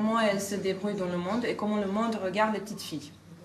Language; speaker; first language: French; non-native, fluent; Serbian